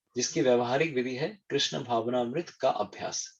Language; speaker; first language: Hindi; non-native, local second language; Bangla